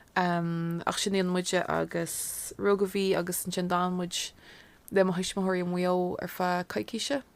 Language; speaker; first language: Irish; non-native, local second language; English